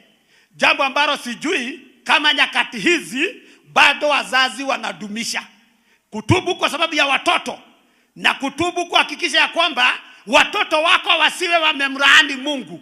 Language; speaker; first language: Swahili; non-native, local second language; Kikuyu